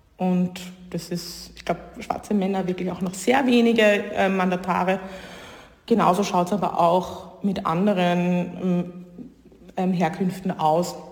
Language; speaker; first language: German; native; German